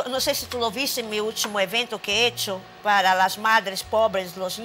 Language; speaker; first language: Spanish; non-native, fluent; Portuguese